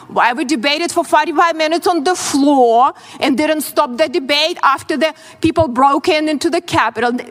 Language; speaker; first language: English; non-native, fluent; Ukrainian